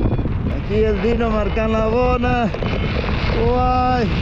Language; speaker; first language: Catalan; native; Catalan